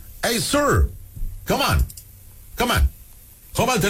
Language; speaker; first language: Spanish; non-native, learner; English